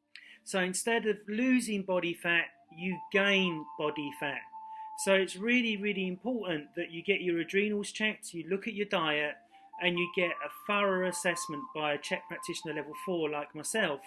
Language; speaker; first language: English; native; English